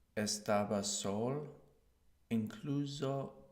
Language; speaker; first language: Spanish; non-native, learner; English